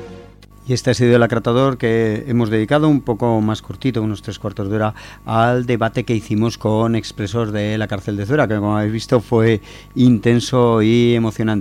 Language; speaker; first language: Spanish; native; Spanish